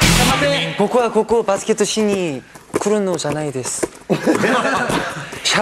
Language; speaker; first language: Japanese; non-native, learner; Korean